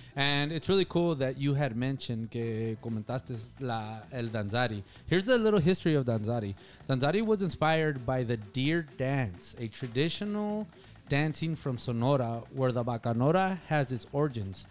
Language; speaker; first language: English; early bilingual, other home language; Spanish